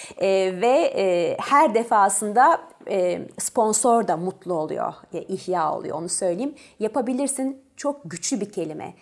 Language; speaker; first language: Turkish; early bilingual, other home language; French